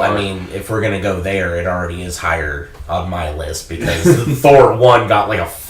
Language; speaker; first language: English; native; English